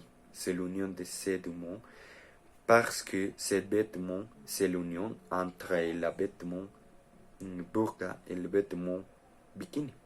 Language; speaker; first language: French; non-native, learner; Spanish